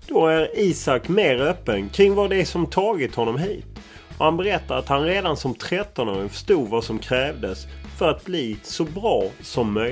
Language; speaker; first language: Swedish; native; Swedish